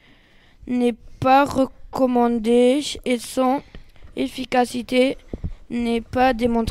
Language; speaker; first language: French; native; French